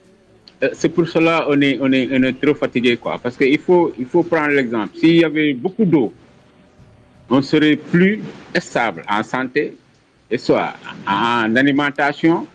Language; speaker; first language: French; non-native, local second language; Wolof